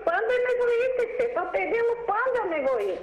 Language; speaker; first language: Greek; non-native, fluent; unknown